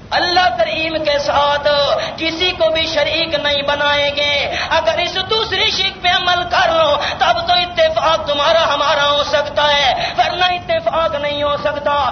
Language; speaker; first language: Urdu; non-native, local second language; Punjabi